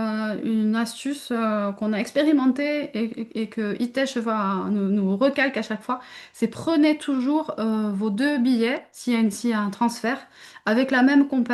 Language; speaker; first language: French; native; French